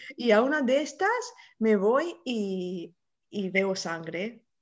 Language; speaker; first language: Spanish; non-native, fluent; Romanian